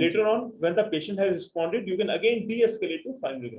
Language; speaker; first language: English; non-native, local second language; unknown